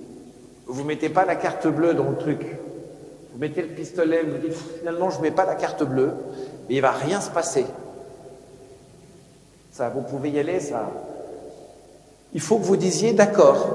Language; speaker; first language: French; native; French